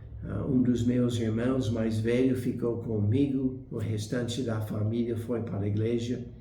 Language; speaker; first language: Portuguese; non-native, fluent; English